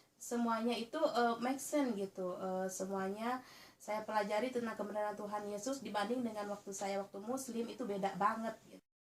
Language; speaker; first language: Indonesian; native; Indonesian